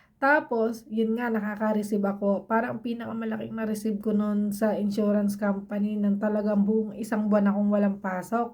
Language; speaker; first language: Filipino; native; Filipino